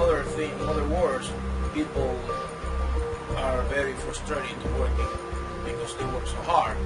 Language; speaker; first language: English; non-native, fluent; Spanish